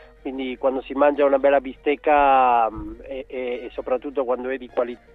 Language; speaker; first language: Italian; non-native, fluent; Spanish